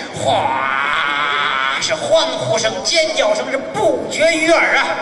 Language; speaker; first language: Chinese; native; Chinese